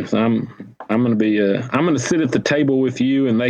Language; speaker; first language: English; native; English